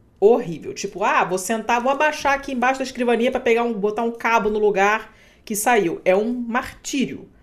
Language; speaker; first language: Portuguese; native; Portuguese